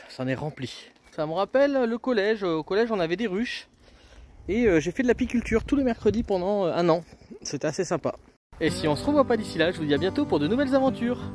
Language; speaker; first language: French; native; French